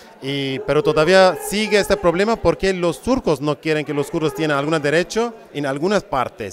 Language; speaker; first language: Spanish; non-native, fluent; Kurdish